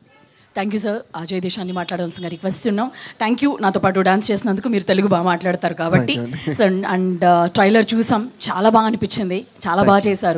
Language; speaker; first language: Telugu; native; Telugu